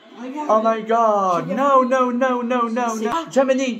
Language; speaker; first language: English; non-native, fluent; French